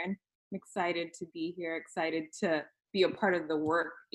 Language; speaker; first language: English; native; English